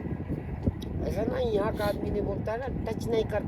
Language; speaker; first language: Hindi; non-native, local second language; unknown